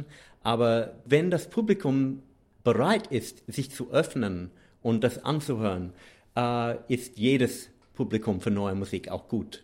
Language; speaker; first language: German; non-native, fluent; English